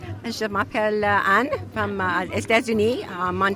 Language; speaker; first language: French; non-native, learner; English